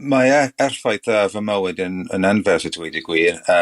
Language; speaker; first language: Welsh; non-native, local second language; English